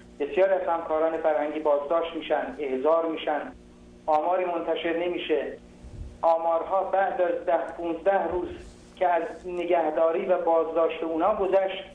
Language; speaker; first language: Persian; non-native, local second language; Kurdish